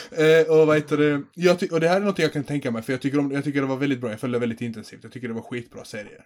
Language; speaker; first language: Swedish; early bilingual, other home language; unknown